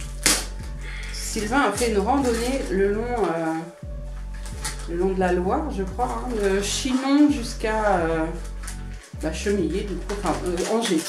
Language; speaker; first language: French; native; French